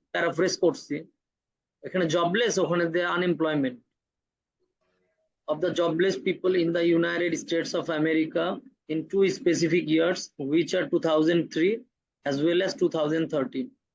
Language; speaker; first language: English; non-native, local second language; Bangla